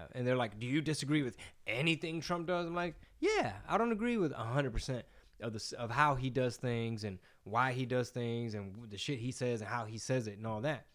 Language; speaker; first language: English; early bilingual, other home language; Spanish